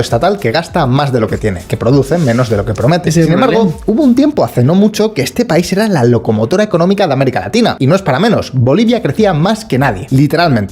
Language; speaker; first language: Spanish; native; Spanish